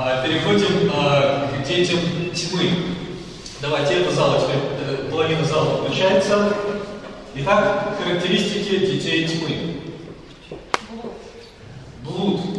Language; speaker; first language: Russian; native; Russian